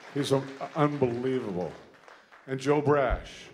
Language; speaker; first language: English; native; English